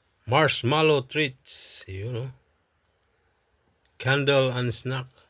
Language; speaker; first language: English; non-native, local second language; Filipino